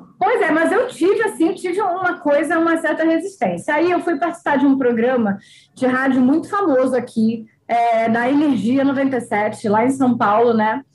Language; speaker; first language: Portuguese; native; Portuguese